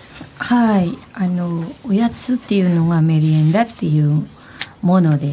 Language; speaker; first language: Japanese; non-native, fluent; Filipino